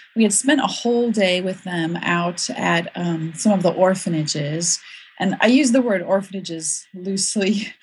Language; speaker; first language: English; native; English